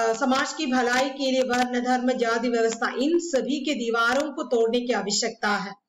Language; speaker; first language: Hindi; non-native, local second language; Malayalam